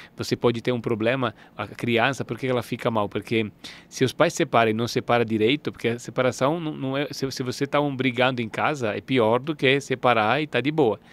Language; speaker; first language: Portuguese; non-native, fluent; Italian